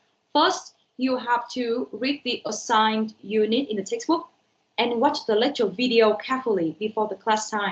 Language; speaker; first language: English; non-native, fluent; Vietnamese